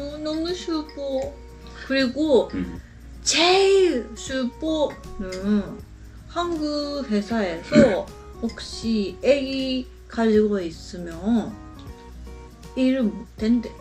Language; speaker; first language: Korean; non-native, learner; Japanese